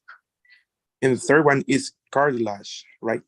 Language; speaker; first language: English; non-native, learner; Spanish